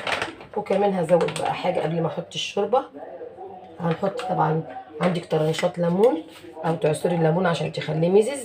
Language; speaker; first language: Arabic; native; Arabic